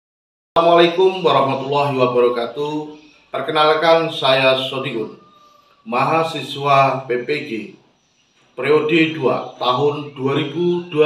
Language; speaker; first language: Indonesian; native; Indonesian